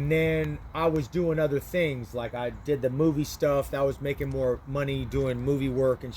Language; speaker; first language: English; native; English